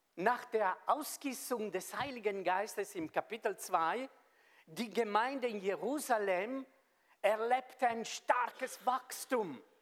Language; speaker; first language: German; non-native, local second language; Italian